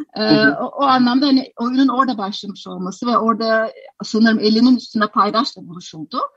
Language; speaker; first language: Turkish; native; Turkish